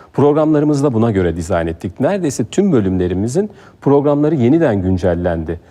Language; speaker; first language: Turkish; native; Turkish